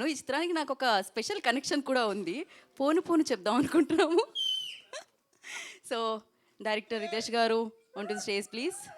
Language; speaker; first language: Telugu; native; Telugu